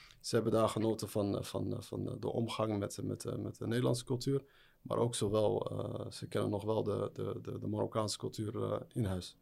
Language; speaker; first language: Dutch; early bilingual, other home language; Arabic